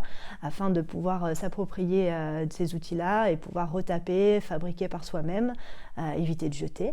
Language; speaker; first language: French; native; French